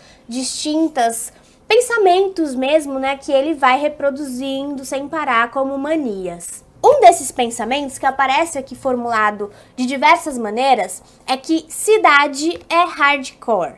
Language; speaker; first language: Portuguese; native; Portuguese